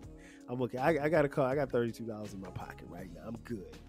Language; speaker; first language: English; native; English